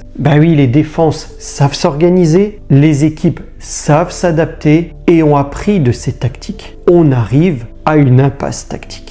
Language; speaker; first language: French; native; French